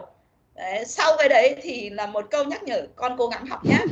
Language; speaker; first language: Vietnamese; native; Vietnamese